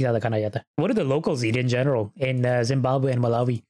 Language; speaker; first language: Urdu; early bilingual, heritage; Hindi